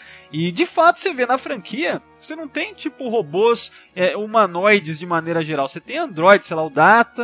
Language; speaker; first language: Portuguese; native; Portuguese